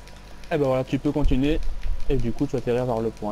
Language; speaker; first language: French; native; French